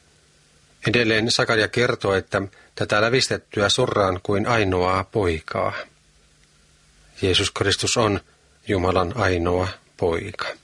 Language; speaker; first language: Finnish; native; Finnish